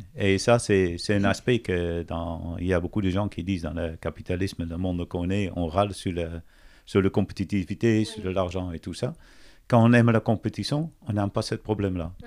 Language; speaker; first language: French; non-native, fluent; Dutch